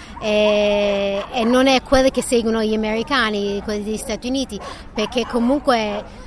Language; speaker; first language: Italian; non-native, fluent; English